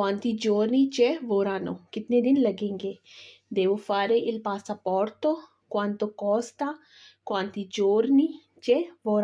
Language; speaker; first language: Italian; non-native, learner; Urdu